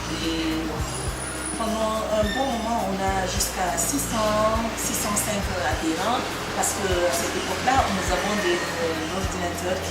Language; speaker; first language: French; non-native, local second language; Malagasy